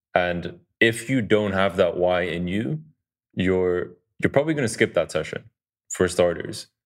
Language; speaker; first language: English; early bilingual, other home language; Dutch